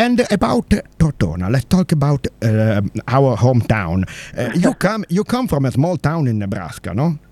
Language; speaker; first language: English; non-native, learner; Italian